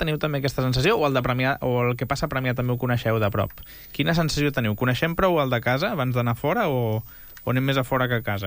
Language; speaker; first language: Catalan; native; Catalan